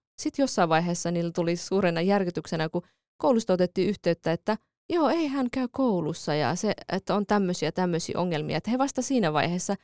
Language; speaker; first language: Finnish; early bilingual, other home language; Kurdish